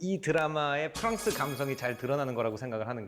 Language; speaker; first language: Korean; native; Korean